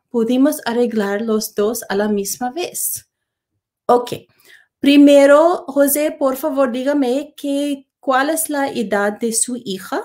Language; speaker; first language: Spanish; non-native, learner; English